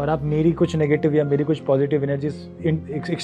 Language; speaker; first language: Hindi; native; Hindi